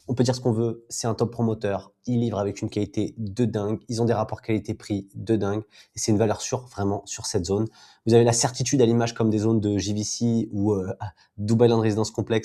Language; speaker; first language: French; native; French